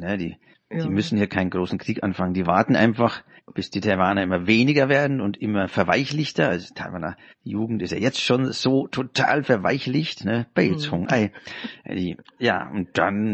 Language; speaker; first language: German; native; German